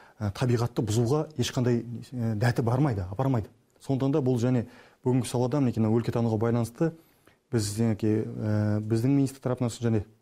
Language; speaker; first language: Kazakh; native; Kazakh